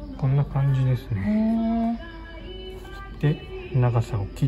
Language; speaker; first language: Japanese; native; Japanese